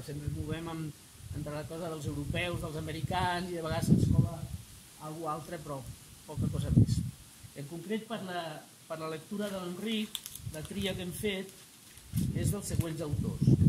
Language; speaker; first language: Catalan; native; Catalan